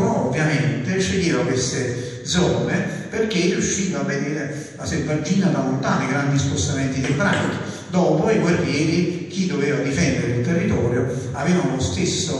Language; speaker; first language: Italian; native; Italian